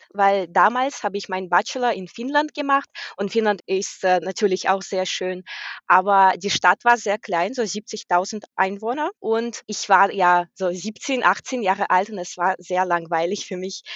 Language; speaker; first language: German; non-native, fluent; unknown